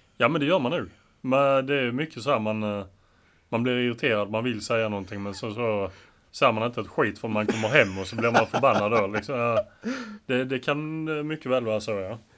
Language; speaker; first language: Swedish; native; Swedish